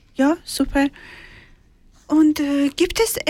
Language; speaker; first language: German; non-native, learner; Persian